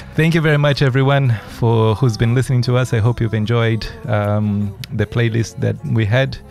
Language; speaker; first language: English; non-native, fluent; Portuguese